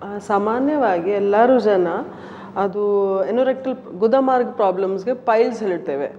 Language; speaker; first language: Kannada; non-native, learner; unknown